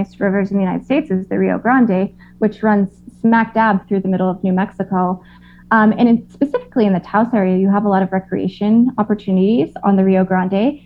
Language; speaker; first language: English; native; English